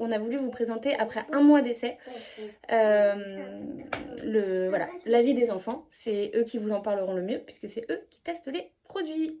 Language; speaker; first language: French; native; French